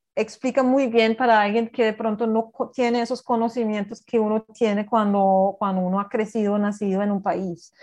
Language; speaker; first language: Spanish; non-native, fluent; German